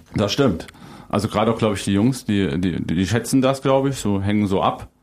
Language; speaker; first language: German; native; German